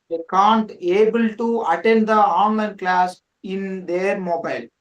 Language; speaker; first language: English; non-native, local second language; Telugu